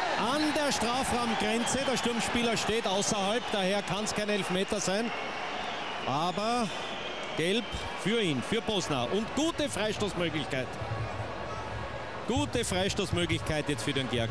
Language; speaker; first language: German; native; German